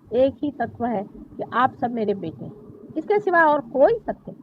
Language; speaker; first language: Hindi; non-native, local second language; Marathi